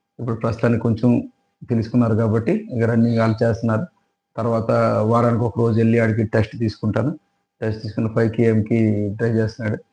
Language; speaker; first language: Telugu; native; Telugu